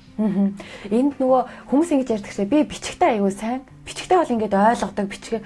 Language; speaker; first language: Mongolian; native; Mongolian